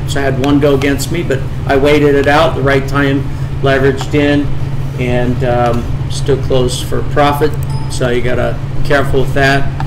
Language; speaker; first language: English; native; English